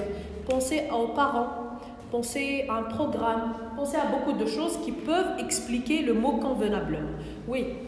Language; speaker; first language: French; non-native, local second language; Arabic